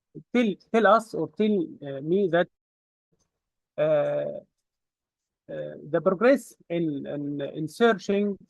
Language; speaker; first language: English; non-native, fluent; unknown